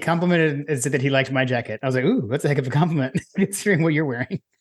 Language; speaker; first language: English; native; English